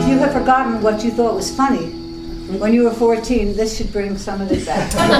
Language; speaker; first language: English; native; English